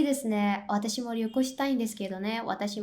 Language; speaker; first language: Japanese; non-native, fluent; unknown